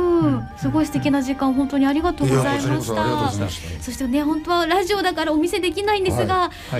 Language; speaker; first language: Japanese; native; Japanese